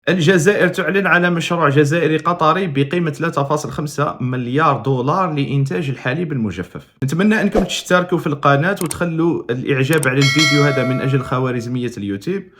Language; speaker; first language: Arabic; native; Arabic